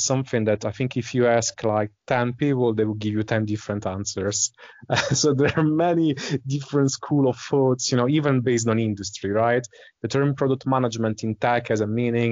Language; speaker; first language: English; non-native, fluent; Italian